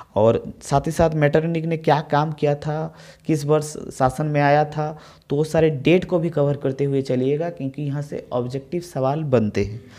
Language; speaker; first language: Hindi; native; Hindi